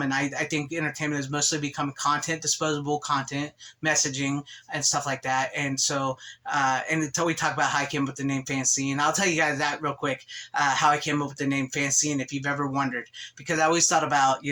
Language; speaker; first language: English; native; English